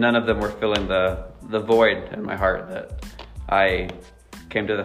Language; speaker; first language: English; native; English